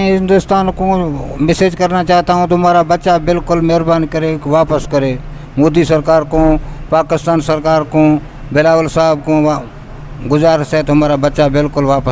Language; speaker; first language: Hindi; non-native, learner; Baluchi